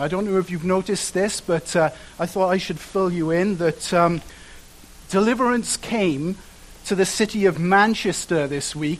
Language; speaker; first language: English; native; English